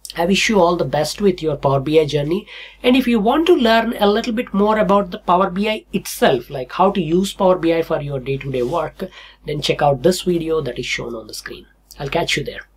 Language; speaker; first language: English; non-native, local second language; Telugu